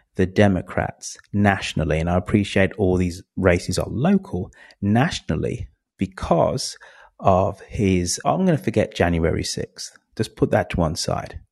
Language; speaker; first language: English; native; English